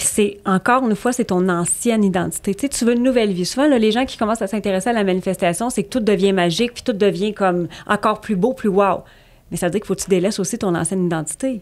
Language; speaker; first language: French; native; French